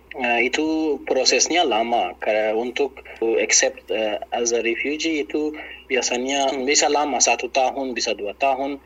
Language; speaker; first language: Indonesian; non-native, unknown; Persian